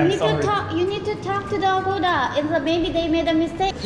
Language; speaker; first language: English; non-native, learner; Korean